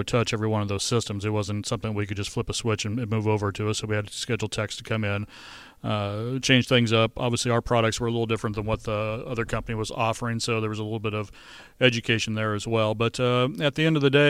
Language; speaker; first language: English; native; English